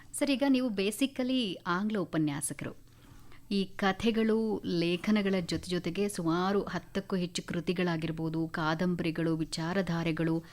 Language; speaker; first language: Kannada; native; Kannada